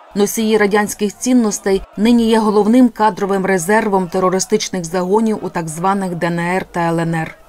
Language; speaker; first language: Ukrainian; native; Ukrainian